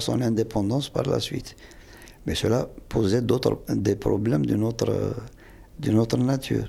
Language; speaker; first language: French; non-native, local second language; Kabyle